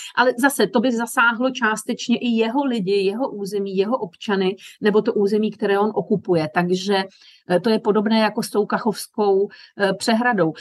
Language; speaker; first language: Czech; native; Czech